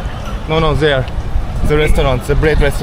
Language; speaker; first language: English; non-native, learner; Turkish